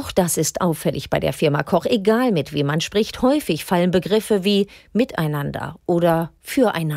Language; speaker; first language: German; native; German